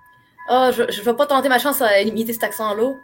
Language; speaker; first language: French; native; French